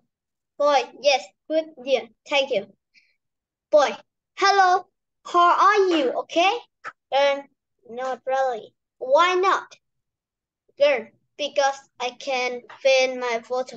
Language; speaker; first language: English; non-native, learner; Vietnamese